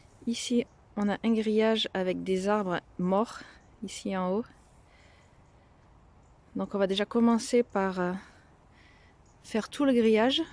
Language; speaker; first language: French; native; French